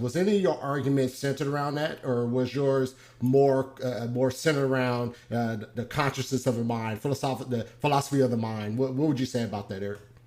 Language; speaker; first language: English; native; English